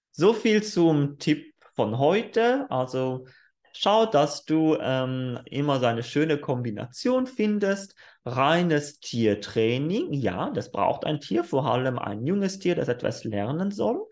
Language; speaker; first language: German; non-native, fluent; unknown